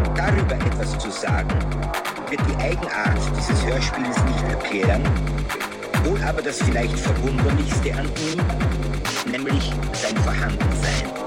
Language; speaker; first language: German; native; German